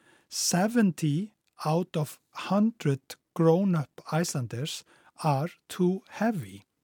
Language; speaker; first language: English; non-native, fluent; Icelandic